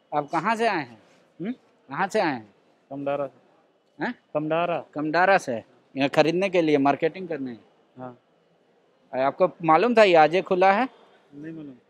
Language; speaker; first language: Hindi; native; Hindi